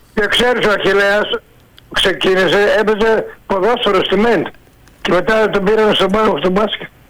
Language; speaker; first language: Greek; native; Greek